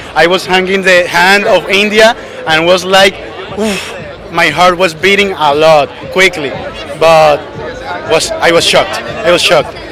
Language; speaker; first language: English; non-native, learner; Spanish